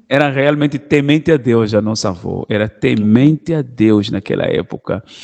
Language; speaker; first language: Portuguese; non-native, local second language; Kongo